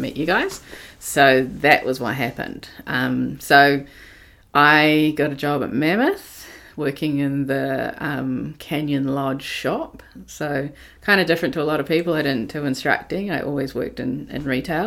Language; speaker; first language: English; native; English